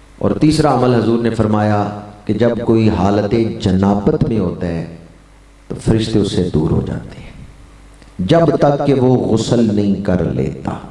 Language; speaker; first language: Urdu; non-native, local second language; Punjabi